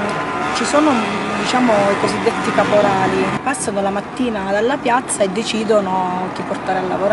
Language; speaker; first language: Italian; native; Italian